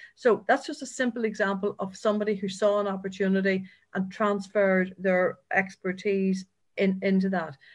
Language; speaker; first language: English; native; English